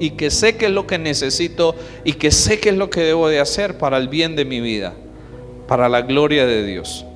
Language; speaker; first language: Spanish; native; Spanish